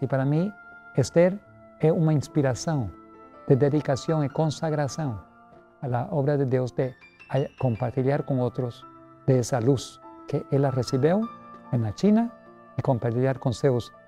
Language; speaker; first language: Spanish; non-native, learner; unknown